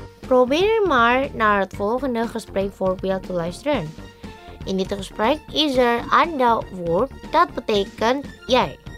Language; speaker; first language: Dutch; non-native, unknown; Indonesian